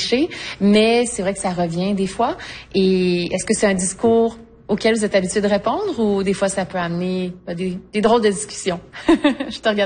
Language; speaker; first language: French; native; French